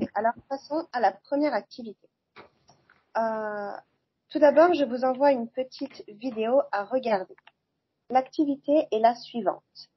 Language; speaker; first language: French; native; French